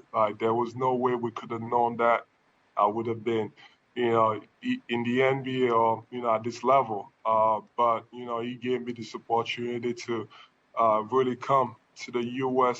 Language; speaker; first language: English; non-native, local second language; French